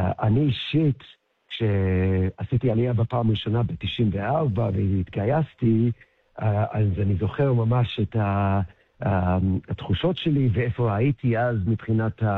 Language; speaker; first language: Hebrew; early bilingual, heritage; English